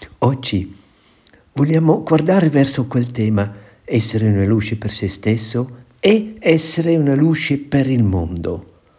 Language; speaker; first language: Italian; non-native, fluent; German